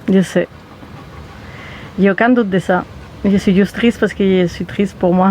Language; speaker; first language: French; non-native, fluent; Spanish